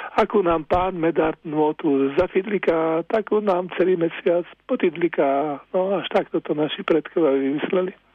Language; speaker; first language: Slovak; native; Slovak